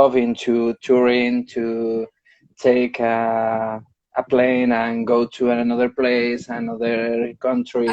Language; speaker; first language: English; non-native, learner; Spanish